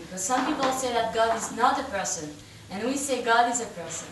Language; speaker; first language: English; non-native, fluent; French